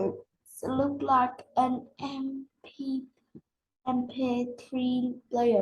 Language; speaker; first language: English; non-native, learner; Vietnamese